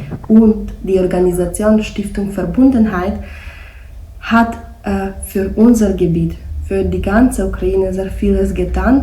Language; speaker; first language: German; early bilingual, heritage; German